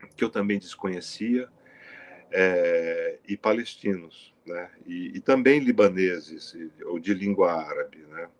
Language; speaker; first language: Portuguese; native; Portuguese